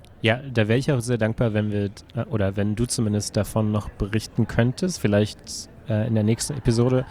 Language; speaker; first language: German; native; German